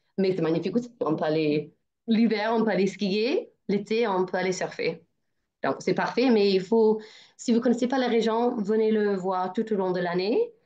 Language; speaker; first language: French; non-native, fluent; English